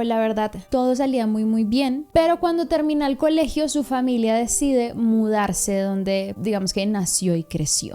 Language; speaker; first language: Spanish; native; Spanish